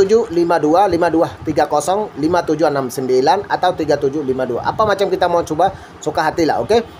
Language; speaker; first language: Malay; non-native, learner; Bangla